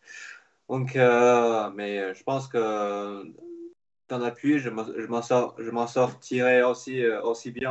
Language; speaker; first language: French; non-native, fluent; Chinese